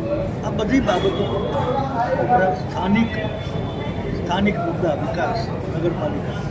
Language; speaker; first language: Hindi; non-native, local second language; Gujarati